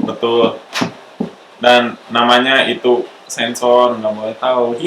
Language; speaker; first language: Indonesian; non-native, local second language; English